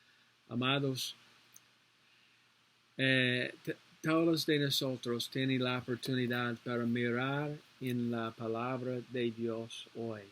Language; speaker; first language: Spanish; non-native, learner; English